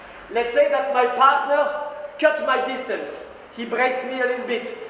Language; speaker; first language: English; non-native, fluent; French